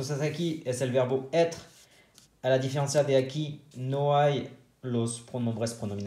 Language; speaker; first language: Spanish; non-native, fluent; French